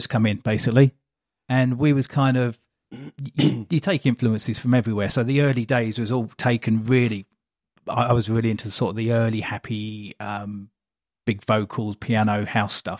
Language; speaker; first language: English; native; English